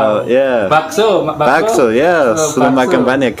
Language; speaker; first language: Indonesian; non-native, learner; German